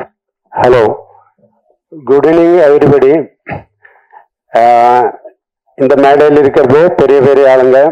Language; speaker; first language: Tamil; non-native, learner; Malayalam